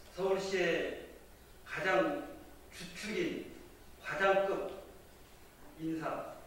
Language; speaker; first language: Korean; native; Korean